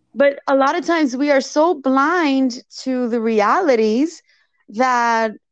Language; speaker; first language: English; early bilingual, other home language; Spanish